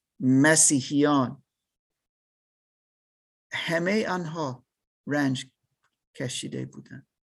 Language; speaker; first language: Persian; non-native, learner; English